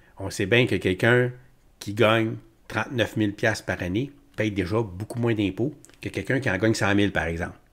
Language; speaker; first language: French; native; French